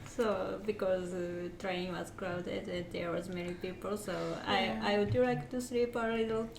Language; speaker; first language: English; non-native, learner; Japanese